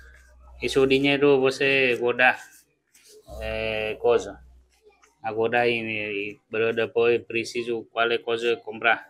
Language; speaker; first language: Portuguese; non-native, learner; Vietnamese